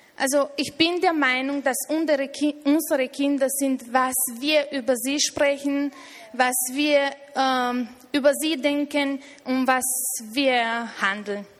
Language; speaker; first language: German; non-native, fluent; Romanian